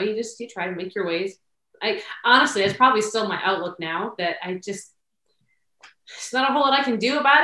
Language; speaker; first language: English; native; English